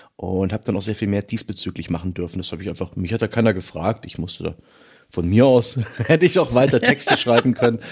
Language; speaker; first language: German; native; German